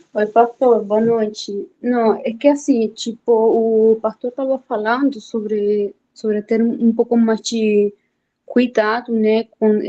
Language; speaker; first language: Portuguese; non-native, fluent; Spanish